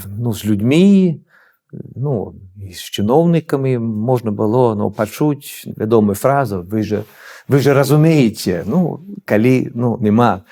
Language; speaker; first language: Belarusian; non-native, fluent; Swedish